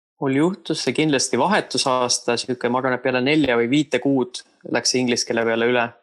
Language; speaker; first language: Estonian; native; Estonian